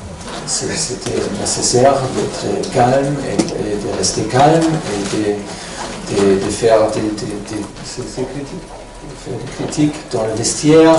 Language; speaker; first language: French; non-native, fluent; German